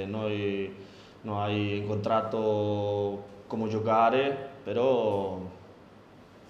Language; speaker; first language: Italian; non-native, learner; Spanish